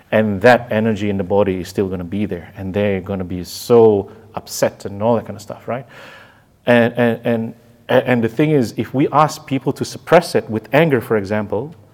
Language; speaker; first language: English; non-native, fluent; Indonesian